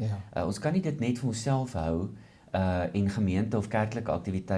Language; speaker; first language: Afrikaans; native; Afrikaans